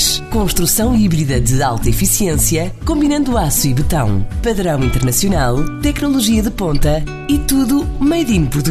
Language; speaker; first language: Portuguese; native; Portuguese